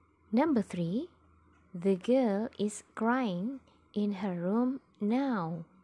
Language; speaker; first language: English; non-native, fluent; Indonesian